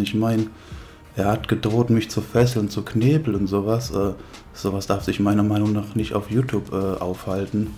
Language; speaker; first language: German; native; German